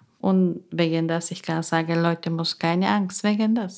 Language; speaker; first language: German; non-native, learner; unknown